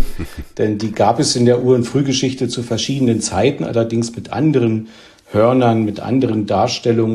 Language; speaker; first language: German; native; German